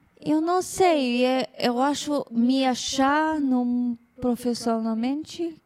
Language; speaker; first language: Portuguese; non-native, fluent; Hebrew